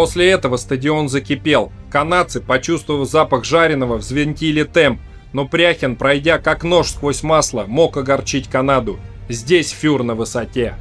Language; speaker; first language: Russian; native; Russian